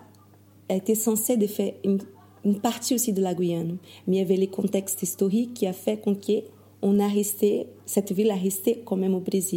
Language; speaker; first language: French; non-native, fluent; Portuguese